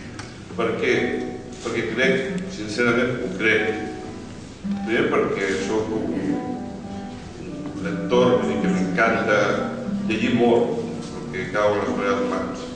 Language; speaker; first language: Catalan; non-native, local second language; Spanish